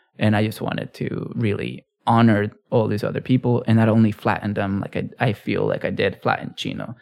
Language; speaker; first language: English; early bilingual, other home language; Spanish